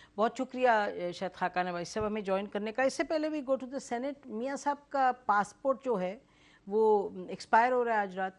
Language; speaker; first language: Urdu; native; Urdu